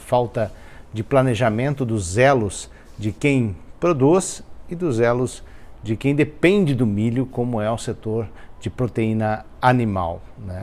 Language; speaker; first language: Portuguese; native; Portuguese